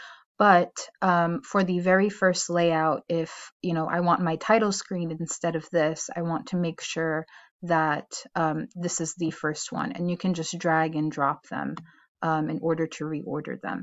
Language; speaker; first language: English; native; English